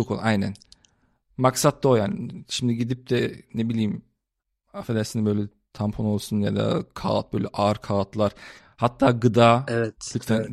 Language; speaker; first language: Turkish; early bilingual, heritage; Turkish